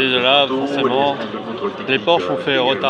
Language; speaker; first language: French; native; French